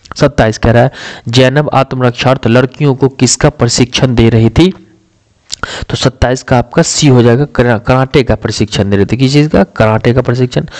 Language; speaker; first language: Hindi; native; Hindi